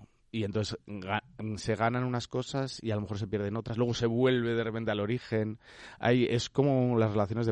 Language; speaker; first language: Spanish; native; Spanish